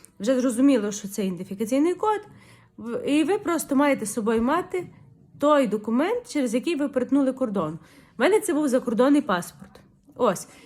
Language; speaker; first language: Ukrainian; native; Ukrainian